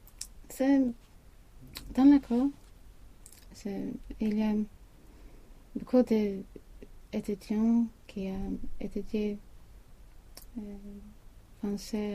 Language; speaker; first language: French; non-native, learner; Swedish